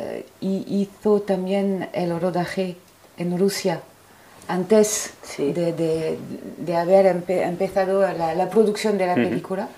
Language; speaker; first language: Spanish; non-native, fluent; French